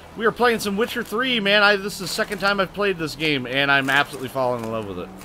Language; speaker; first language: English; native; English